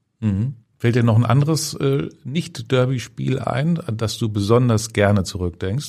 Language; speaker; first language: German; native; German